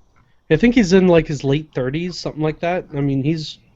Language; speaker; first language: English; native; English